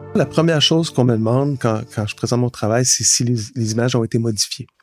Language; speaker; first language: French; native; French